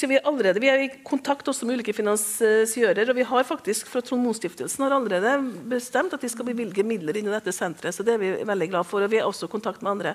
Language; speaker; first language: Norwegian; native; Norwegian